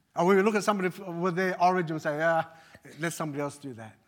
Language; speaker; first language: English; early bilingual, other home language; Arabic